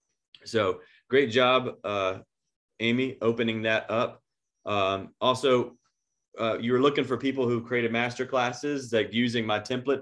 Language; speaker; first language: English; native; English